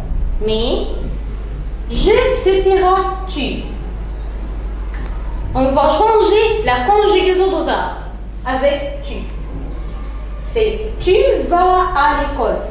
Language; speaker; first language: French; non-native, fluent; Arabic